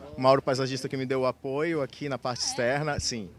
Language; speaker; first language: Portuguese; native; Portuguese